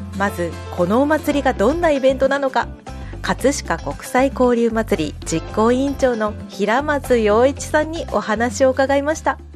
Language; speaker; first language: Japanese; native; Japanese